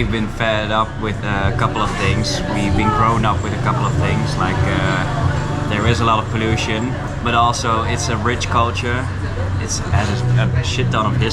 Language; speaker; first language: English; non-native, fluent; Dutch